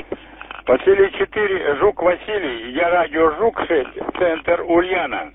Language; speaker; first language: Russian; native; Russian